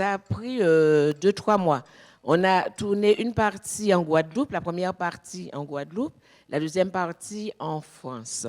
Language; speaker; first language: French; native; French